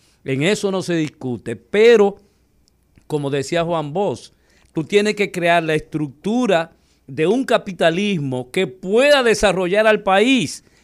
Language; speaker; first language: Spanish; native; Spanish